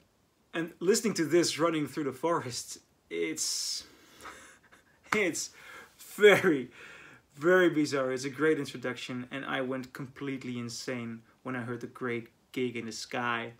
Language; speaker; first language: English; non-native, fluent; Dutch